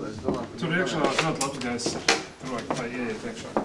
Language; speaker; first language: Latvian; native; Latvian